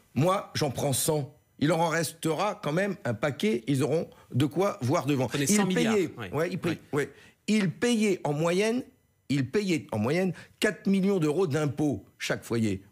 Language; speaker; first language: French; native; French